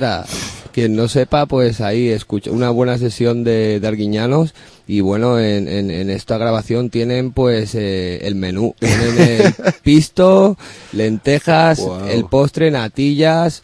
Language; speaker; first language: Spanish; native; Spanish